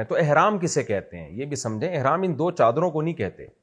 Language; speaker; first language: Urdu; native; Urdu